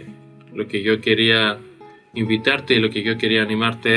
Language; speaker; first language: Spanish; non-native, fluent; Greek